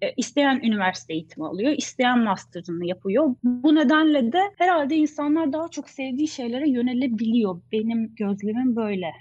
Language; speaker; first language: Turkish; native; Turkish